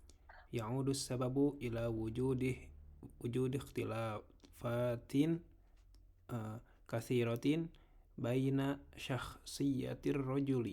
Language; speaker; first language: Arabic; non-native, learner; Indonesian